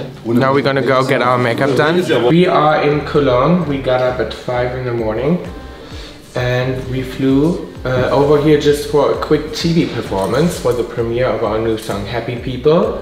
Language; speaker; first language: English; non-native, fluent; German